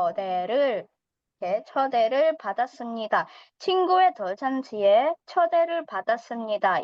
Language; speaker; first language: Korean; non-native, fluent; Indonesian